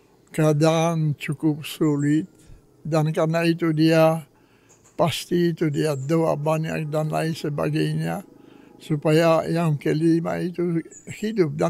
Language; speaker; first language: Indonesian; non-native, fluent; Polish